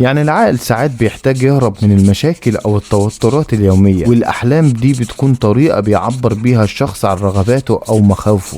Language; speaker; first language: Arabic; native; Arabic